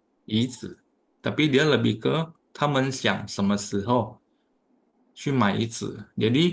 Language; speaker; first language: Chinese; non-native, fluent; Indonesian